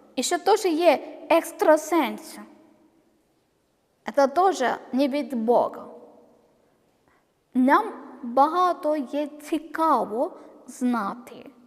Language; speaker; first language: Ukrainian; non-native, learner; Malayalam